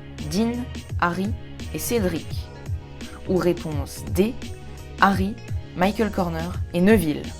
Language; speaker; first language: French; native; French